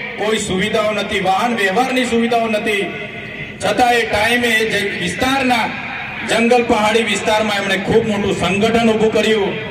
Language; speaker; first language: Gujarati; non-native, local second language; Bhili